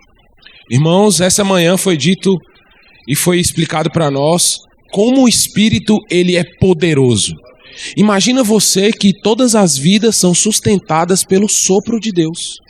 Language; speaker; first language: Portuguese; native; Portuguese